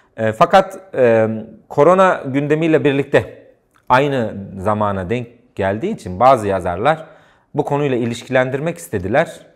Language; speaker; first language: Turkish; native; Turkish